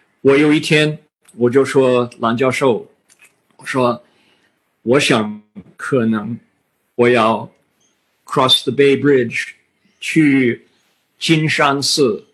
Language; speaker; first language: Chinese; non-native, fluent; English